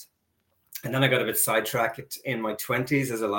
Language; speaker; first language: English; native; English